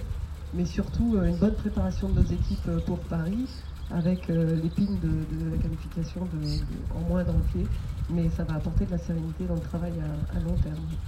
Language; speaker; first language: French; native; French